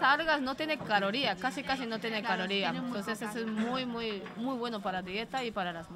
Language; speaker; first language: Spanish; non-native, learner; Japanese